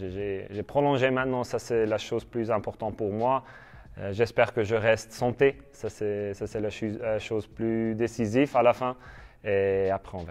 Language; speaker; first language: French; non-native, learner; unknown